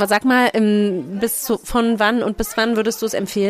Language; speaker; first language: German; native; German